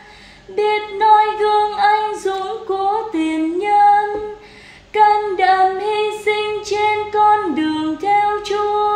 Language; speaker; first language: Vietnamese; native; Vietnamese